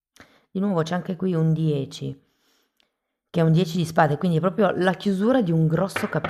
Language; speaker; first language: Italian; native; Italian